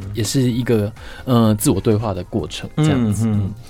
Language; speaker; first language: Chinese; native; Chinese